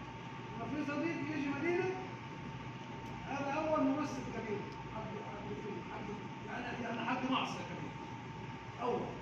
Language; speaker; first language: Arabic; non-native, learner; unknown